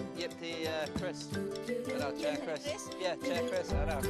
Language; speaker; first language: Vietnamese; non-native, learner; English